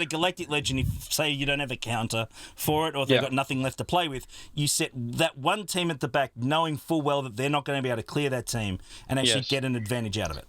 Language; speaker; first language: English; native; English